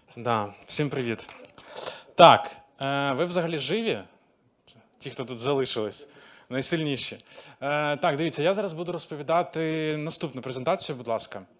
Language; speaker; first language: Ukrainian; non-native, local second language; Russian